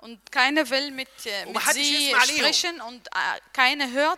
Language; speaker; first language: German; non-native, learner; Arabic